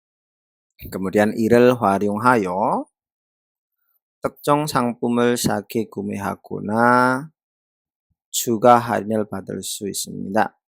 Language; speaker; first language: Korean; non-native, fluent; Indonesian